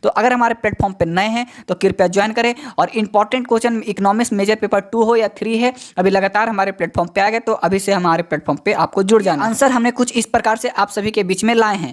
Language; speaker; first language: Hindi; native; Hindi